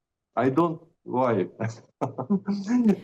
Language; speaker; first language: English; non-native, learner; Russian